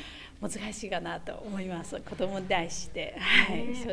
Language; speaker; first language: Japanese; non-native, fluent; Chinese